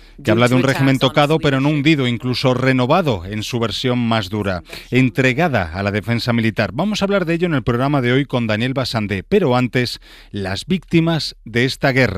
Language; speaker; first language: Spanish; native; Spanish